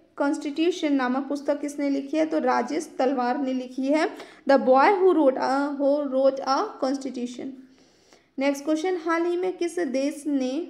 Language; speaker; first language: Hindi; native; Hindi